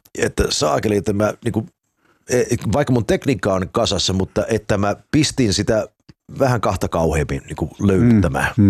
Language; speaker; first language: Finnish; early bilingual, heritage; Finnish